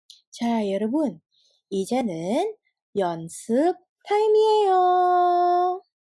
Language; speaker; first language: Korean; non-native, fluent; Indonesian